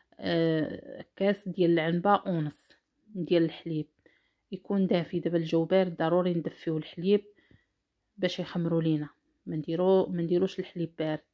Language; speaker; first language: Arabic; native; Arabic